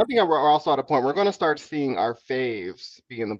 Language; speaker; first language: English; native; English